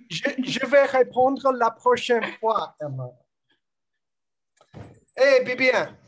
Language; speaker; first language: French; non-native, learner; English